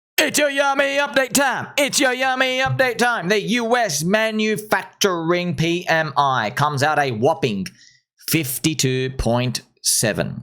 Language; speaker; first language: English; native; English